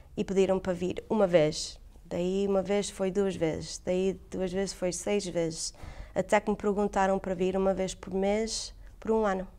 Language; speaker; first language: Portuguese; early bilingual, heritage; English